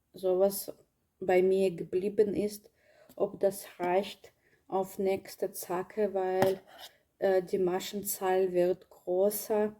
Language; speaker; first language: German; non-native, learner; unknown